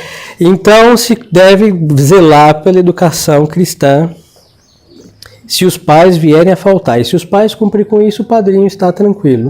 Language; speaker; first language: Portuguese; non-native, fluent; Spanish